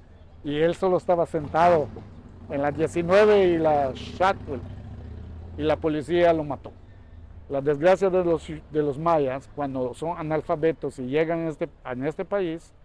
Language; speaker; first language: Spanish; non-native, local second language; Yucateco